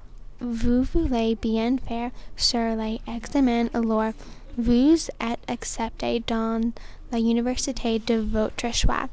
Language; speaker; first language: French; non-native, learner; English